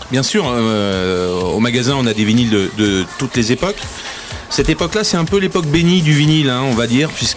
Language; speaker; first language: French; native; French